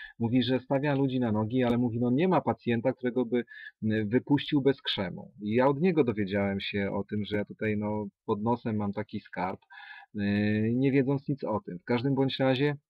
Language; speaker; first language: Polish; native; Polish